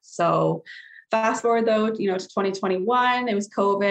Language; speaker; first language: English; native; English